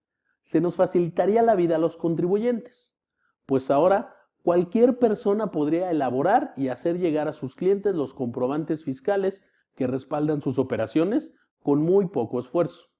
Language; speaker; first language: Spanish; native; Spanish